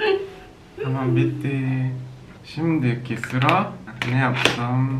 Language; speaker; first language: Turkish; non-native, learner; Korean